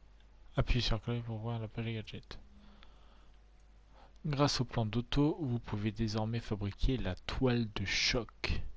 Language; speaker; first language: French; native; French